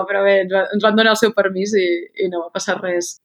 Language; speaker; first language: Catalan; native; Catalan